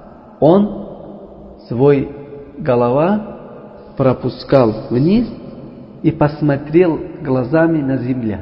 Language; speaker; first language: Russian; non-native, learner; Uzbek